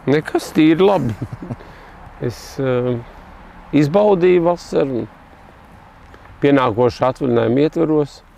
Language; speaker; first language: Latvian; native; Latvian